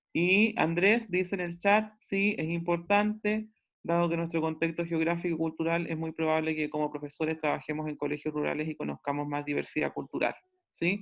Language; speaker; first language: Spanish; native; Spanish